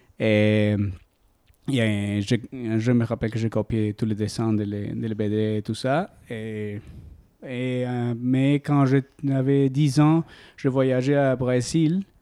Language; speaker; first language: French; non-native, learner; Spanish